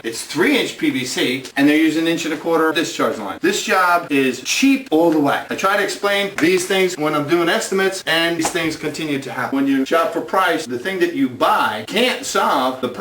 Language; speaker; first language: English; native; English